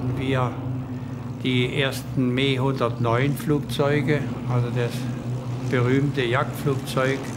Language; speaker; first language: German; native; German